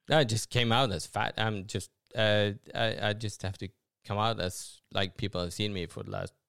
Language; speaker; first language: English; non-native, fluent; Norwegian